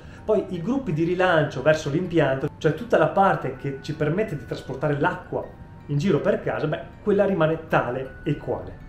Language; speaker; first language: Italian; native; Italian